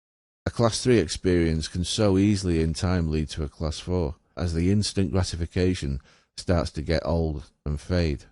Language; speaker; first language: English; native; English